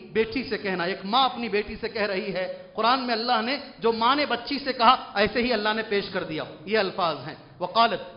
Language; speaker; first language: Urdu; native; Urdu